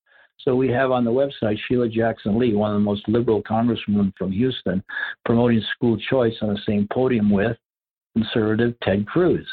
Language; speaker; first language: English; native; English